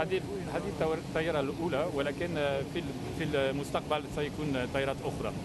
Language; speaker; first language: Arabic; non-native, fluent; French